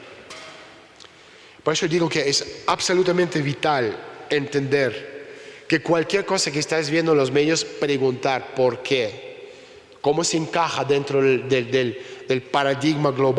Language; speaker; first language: Spanish; non-native, fluent; Russian